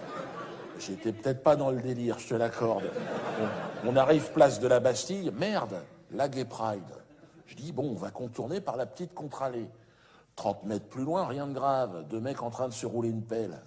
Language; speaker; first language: French; native; French